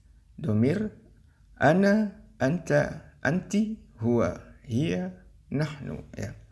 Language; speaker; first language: Arabic; non-native, learner; Indonesian